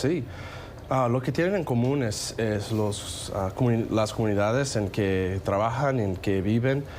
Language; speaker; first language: Spanish; non-native, fluent; English